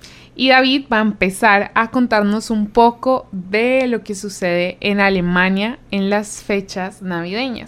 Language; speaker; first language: Spanish; native; Spanish